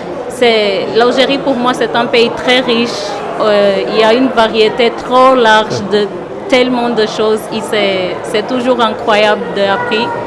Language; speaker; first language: French; non-native, fluent; Portuguese